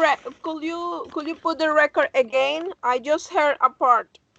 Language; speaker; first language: English; non-native, learner; Spanish